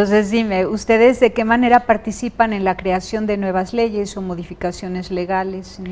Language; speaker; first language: Spanish; native; Spanish